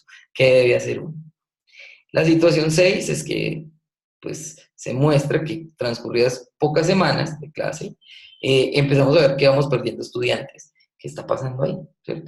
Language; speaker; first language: Spanish; native; Spanish